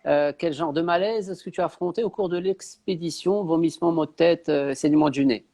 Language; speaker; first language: French; non-native, local second language; Arabic